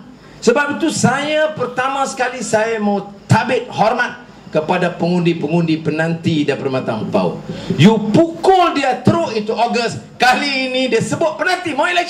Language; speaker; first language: Malay; native; Malay